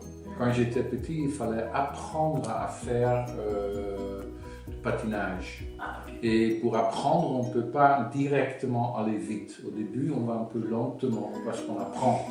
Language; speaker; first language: French; non-native, fluent; Dutch